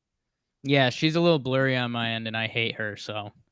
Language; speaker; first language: English; native; English